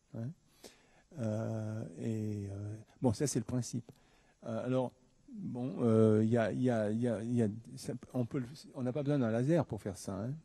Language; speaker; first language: French; native; French